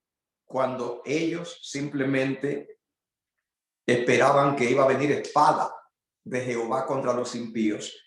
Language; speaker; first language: Spanish; native; Spanish